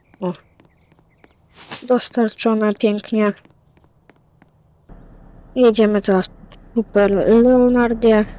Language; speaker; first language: Polish; native; Polish